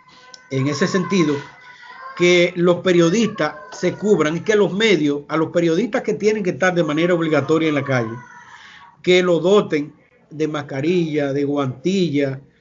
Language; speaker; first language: Spanish; native; Spanish